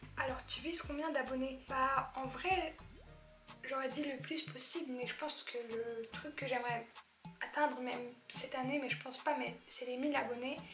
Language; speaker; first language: French; early bilingual, other home language; Polish